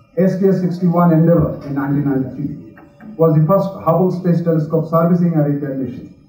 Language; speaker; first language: English; non-native, local second language; Bangla